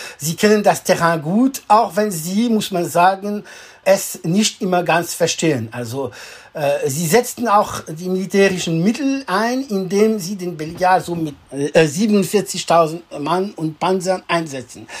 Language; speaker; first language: German; non-native, fluent; French